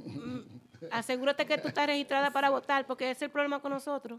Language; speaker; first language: Spanish; early bilingual, heritage; Spanish